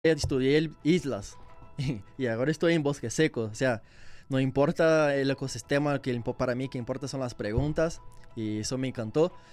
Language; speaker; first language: Spanish; non-native, learner; Portuguese